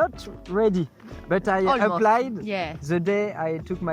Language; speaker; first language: English; non-native, fluent; French